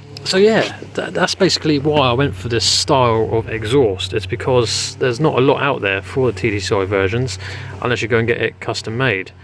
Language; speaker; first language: English; native; English